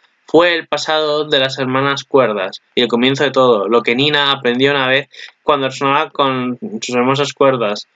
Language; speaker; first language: Spanish; native; Spanish